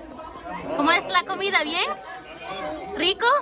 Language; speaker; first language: Spanish; non-native, fluent; English